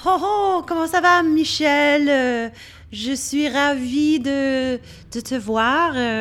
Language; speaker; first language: French; non-native, learner; English